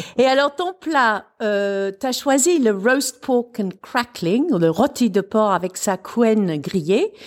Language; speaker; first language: French; non-native, fluent; English